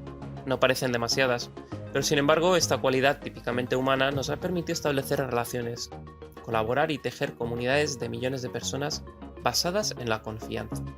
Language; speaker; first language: Spanish; native; Spanish